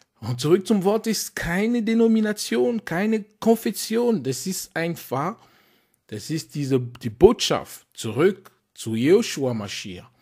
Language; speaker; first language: German; non-native, fluent; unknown